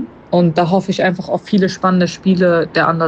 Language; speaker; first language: German; early bilingual, other home language; Turkish